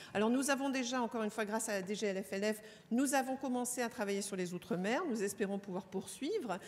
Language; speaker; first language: French; native; French